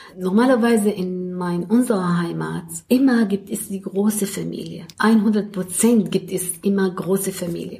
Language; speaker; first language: German; non-native, learner; Arabic